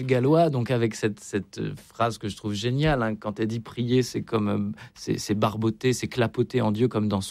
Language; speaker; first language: French; native; French